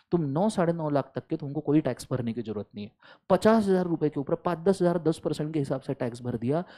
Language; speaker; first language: Hindi; non-native, local second language; Marathi